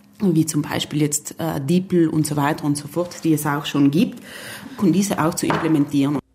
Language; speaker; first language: German; non-native, local second language; Ladin